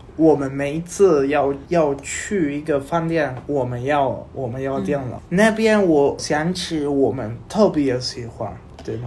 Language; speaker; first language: Chinese; non-native, learner; Spanish